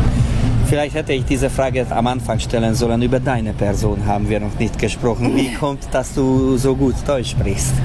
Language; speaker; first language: German; early bilingual, heritage; English